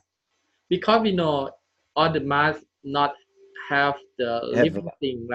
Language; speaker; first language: English; non-native, learner; Thai